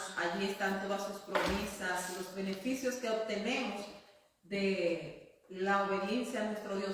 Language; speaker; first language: Spanish; native; Spanish